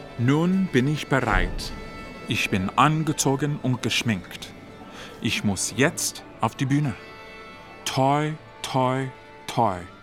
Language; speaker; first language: German; non-native, fluent; English